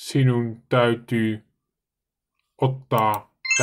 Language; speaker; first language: Finnish; non-native, learner; Dutch